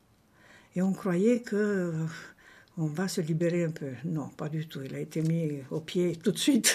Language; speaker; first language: French; non-native, fluent; Romanian